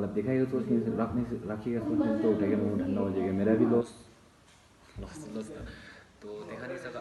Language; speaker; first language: Hindi; non-native, local second language; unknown